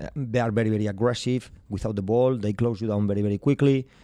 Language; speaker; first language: English; non-native, fluent; Spanish